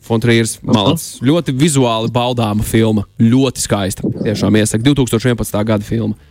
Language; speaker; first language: Latvian; native; Latvian